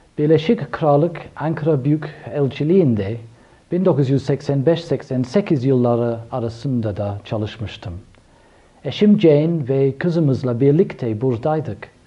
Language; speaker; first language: Turkish; non-native, fluent; English